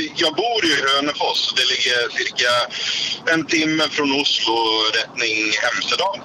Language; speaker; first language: Swedish; native; Swedish